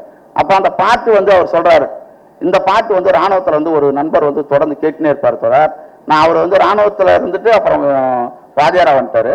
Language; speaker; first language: Tamil; native; Tamil